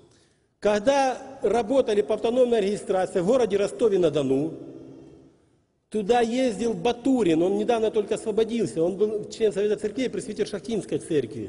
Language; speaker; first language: Russian; native; Russian